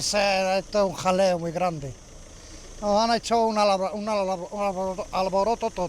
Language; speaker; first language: Spanish; non-native, learner; Arabic